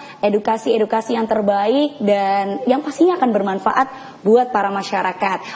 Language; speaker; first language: Indonesian; native; Indonesian